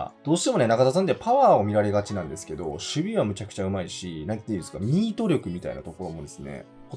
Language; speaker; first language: Japanese; native; Japanese